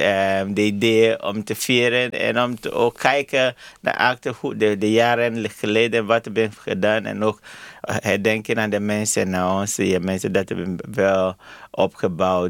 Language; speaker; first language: Dutch; non-native, learner; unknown